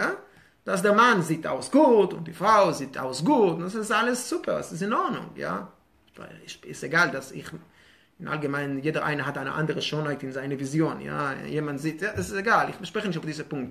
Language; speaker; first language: German; non-native, fluent; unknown